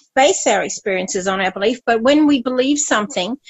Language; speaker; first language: English; native; English